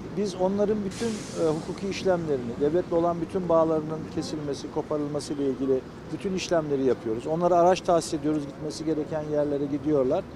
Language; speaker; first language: Turkish; native; Turkish